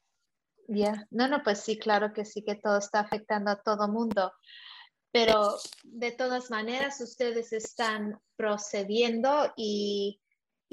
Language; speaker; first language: Spanish; early bilingual, heritage; English